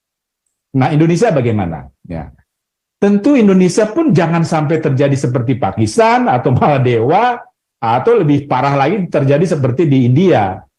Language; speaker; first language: Indonesian; native; Indonesian